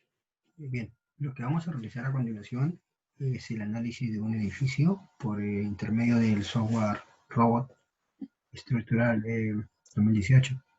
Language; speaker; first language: Spanish; native; Spanish